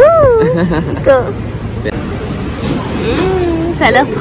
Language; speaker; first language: French; native; French